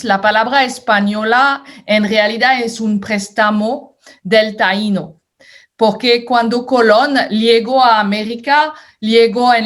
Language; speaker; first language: Spanish; non-native, fluent; French